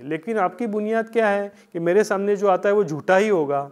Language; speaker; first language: Hindi; non-native, local second language; Marathi